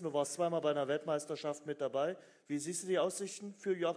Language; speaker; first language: German; native; German